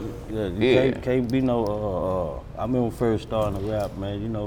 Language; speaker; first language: English; native; English